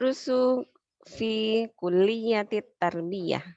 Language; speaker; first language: Arabic; non-native, learner; Indonesian